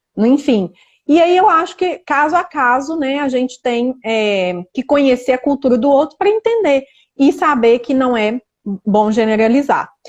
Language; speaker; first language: Portuguese; native; Portuguese